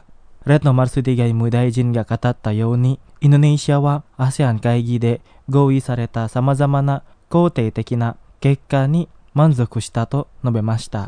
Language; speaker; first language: Japanese; non-native, fluent; Indonesian